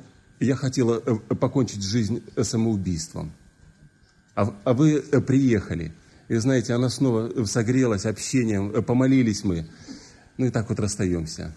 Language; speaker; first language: Russian; native; Russian